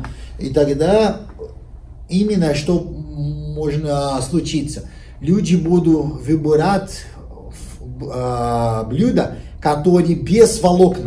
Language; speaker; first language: Russian; non-native, learner; Portuguese